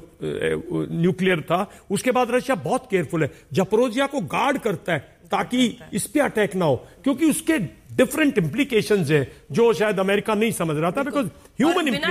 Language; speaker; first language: Hindi; native; Hindi